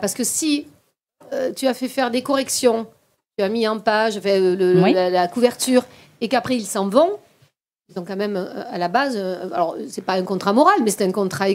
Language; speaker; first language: French; native; French